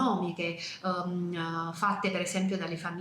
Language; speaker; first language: Italian; native; Italian